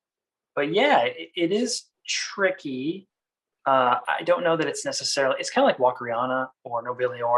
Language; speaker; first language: English; native; English